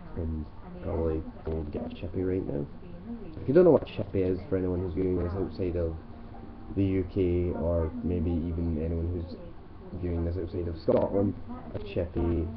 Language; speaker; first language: English; native; English